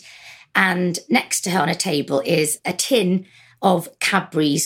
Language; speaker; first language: English; native; English